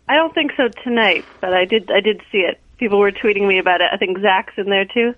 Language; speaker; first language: English; native; English